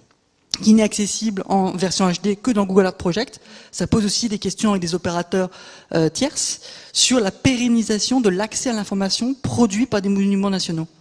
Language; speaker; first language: French; native; French